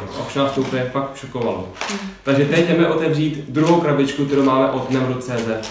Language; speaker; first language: Czech; native; Czech